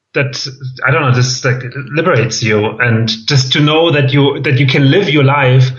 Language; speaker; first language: English; non-native, fluent; German